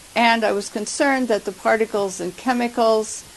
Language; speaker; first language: English; native; English